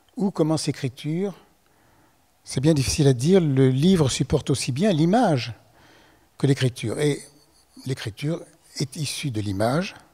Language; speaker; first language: French; native; French